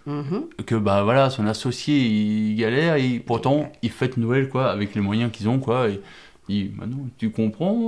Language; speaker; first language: French; native; French